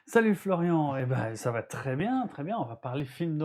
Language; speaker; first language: French; native; French